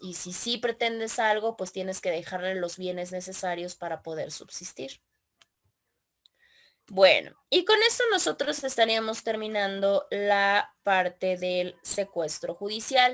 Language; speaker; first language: Spanish; native; Spanish